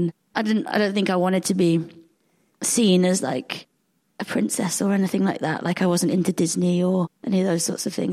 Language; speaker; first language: English; native; English